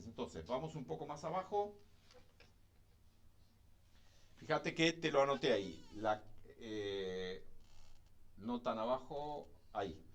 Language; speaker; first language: Spanish; native; Spanish